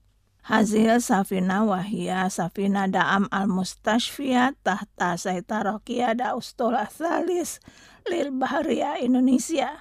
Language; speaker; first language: Arabic; non-native, fluent; Indonesian